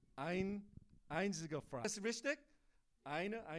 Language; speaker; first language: German; non-native, learner; English